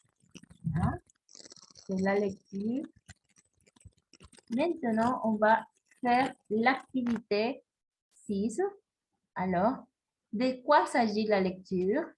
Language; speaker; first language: French; non-native, fluent; Spanish